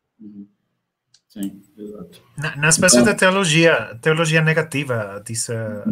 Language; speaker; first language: Portuguese; non-native, learner; Spanish